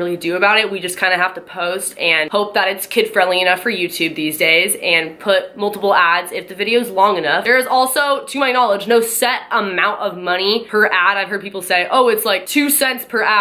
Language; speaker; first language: English; native; English